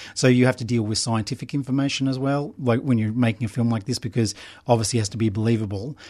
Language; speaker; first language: English; native; English